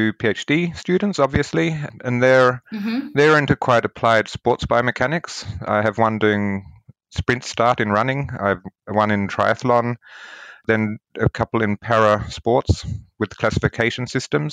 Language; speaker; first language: English; native; English